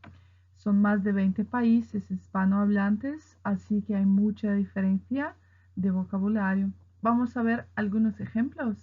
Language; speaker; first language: Spanish; non-native, fluent; Portuguese